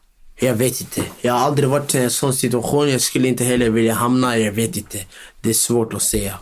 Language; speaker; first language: Swedish; non-native, local second language; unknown